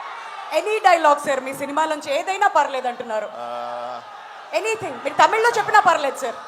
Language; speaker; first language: Telugu; native; Telugu